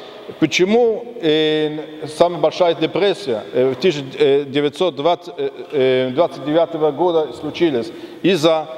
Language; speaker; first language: Russian; non-native, fluent; German